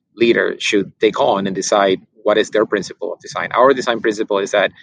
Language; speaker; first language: English; non-native, fluent; Spanish